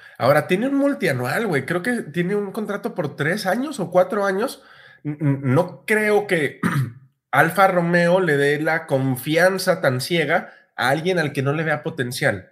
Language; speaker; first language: Spanish; native; Spanish